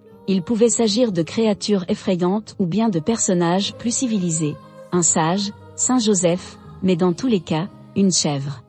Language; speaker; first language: French; native; French